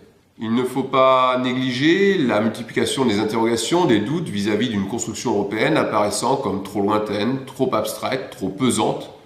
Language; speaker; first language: French; native; French